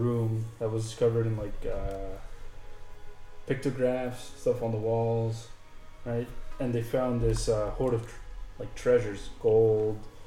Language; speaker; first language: English; native; English